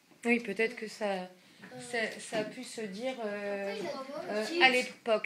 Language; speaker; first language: French; native; French